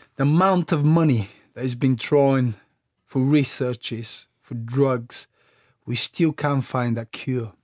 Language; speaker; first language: English; non-native, fluent; Bulgarian